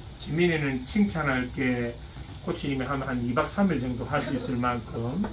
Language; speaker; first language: Korean; native; Korean